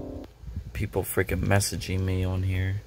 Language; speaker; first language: English; native; English